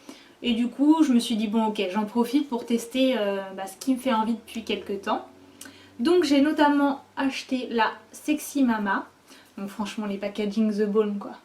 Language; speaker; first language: French; native; French